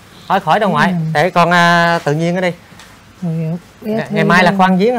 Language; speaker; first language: Vietnamese; native; Vietnamese